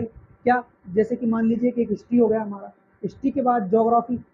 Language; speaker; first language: Hindi; native; Hindi